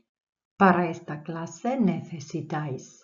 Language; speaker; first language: Spanish; non-native, fluent; Croatian